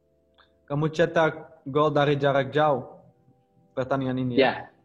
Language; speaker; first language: Indonesian; non-native, learner; Dutch